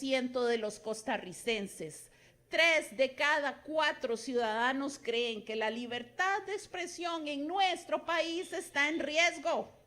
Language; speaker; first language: Spanish; native; Spanish